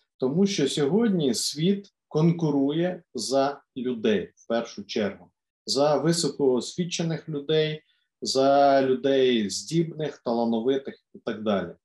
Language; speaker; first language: Ukrainian; native; Ukrainian